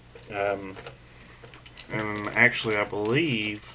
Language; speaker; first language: English; native; English